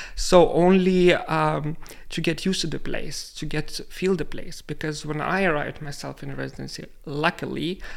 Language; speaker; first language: English; non-native, fluent; Lithuanian